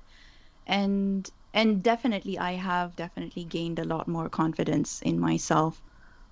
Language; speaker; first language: English; non-native, local second language; Urdu